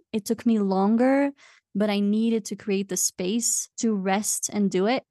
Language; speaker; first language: English; non-native, fluent; Dutch